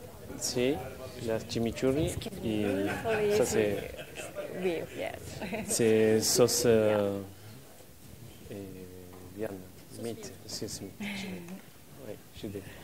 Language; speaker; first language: French; non-native, fluent; Spanish